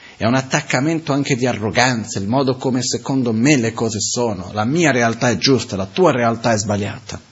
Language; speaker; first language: Italian; non-native, fluent; Portuguese